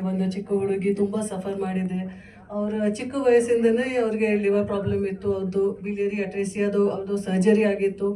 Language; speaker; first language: Kannada; non-native, fluent; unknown